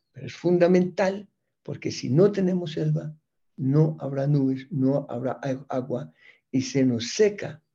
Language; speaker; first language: Spanish; early bilingual, other home language; English